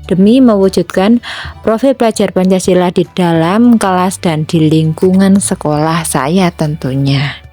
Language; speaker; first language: Indonesian; native; Indonesian